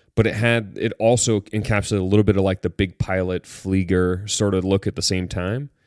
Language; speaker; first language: English; native; English